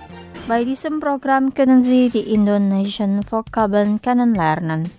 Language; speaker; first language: German; non-native, fluent; Indonesian